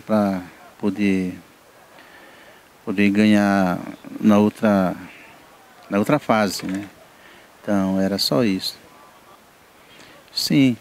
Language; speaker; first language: Portuguese; non-native, local second language; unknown